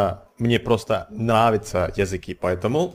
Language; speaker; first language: Russian; non-native, fluent; Indonesian